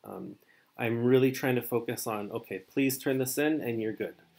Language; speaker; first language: English; native; English